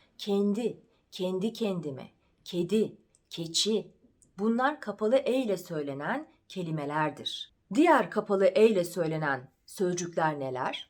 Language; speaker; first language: Turkish; native; Turkish